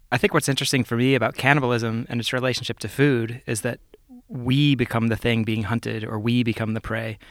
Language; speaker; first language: English; native; English